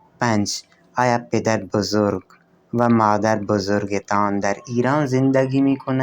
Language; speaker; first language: Persian; non-native, fluent; Urdu